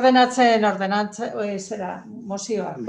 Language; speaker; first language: Basque; non-native, local second language; Spanish